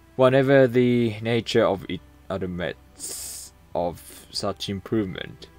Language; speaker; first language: English; non-native, fluent; Japanese